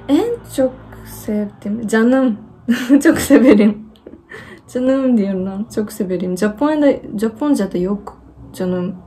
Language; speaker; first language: Turkish; non-native, fluent; Japanese